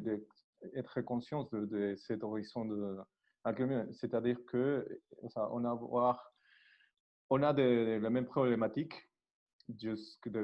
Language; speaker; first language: French; non-native, learner; Spanish